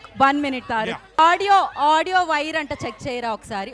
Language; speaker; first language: Telugu; native; Telugu